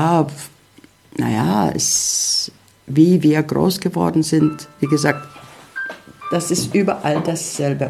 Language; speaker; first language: German; early bilingual, heritage; Czech